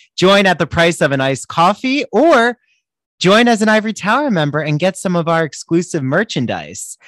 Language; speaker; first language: English; native; English